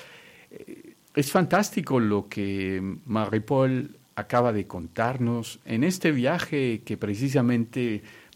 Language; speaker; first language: Spanish; native; Spanish